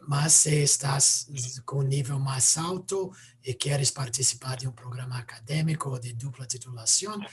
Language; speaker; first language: Spanish; non-native, fluent; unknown